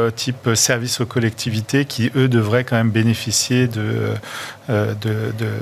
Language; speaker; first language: French; non-native, fluent; Portuguese